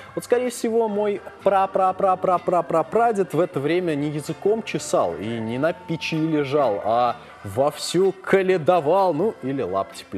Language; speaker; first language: Russian; native; Russian